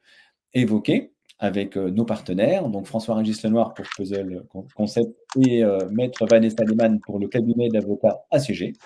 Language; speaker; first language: French; native; French